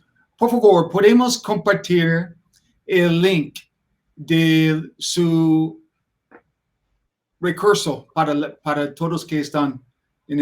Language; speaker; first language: Spanish; non-native, learner; English